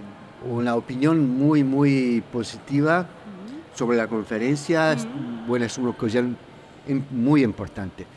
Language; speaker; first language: Spanish; non-native, fluent; Italian